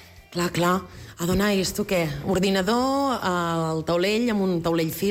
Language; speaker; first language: Catalan; native; Catalan